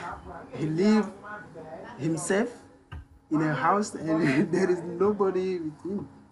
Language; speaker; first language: English; non-native, learner; French